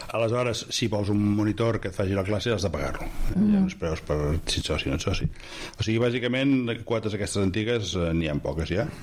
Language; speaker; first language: Catalan; native; Catalan